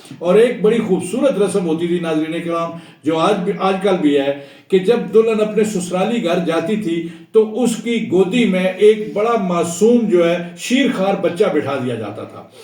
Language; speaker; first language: Urdu; non-native, local second language; Punjabi